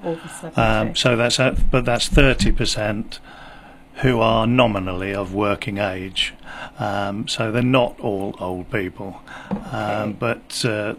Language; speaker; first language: English; native; English